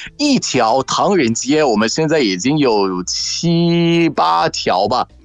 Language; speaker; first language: Chinese; non-native, fluent; Arabic